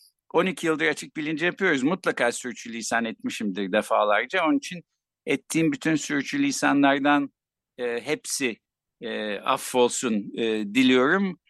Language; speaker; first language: Turkish; native; Turkish